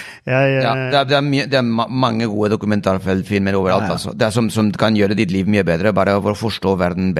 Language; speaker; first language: Norwegian; non-native, fluent; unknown